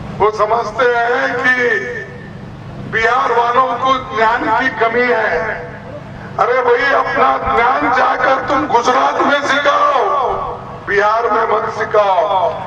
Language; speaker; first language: Hindi; non-native, local second language; Kannada